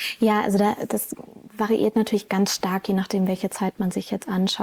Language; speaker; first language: German; native; German